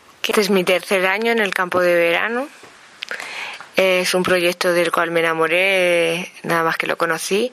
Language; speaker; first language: Spanish; native; Spanish